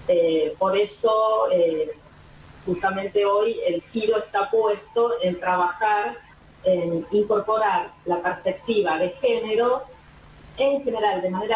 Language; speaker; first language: Spanish; native; Spanish